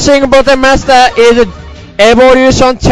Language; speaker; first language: English; non-native, learner; Japanese